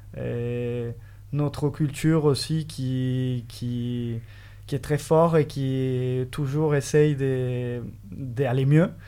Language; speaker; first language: French; non-native, fluent; Spanish